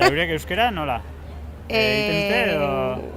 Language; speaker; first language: Basque; native; Basque